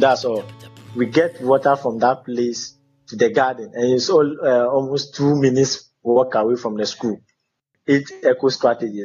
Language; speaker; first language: English; non-native, local second language; Ewe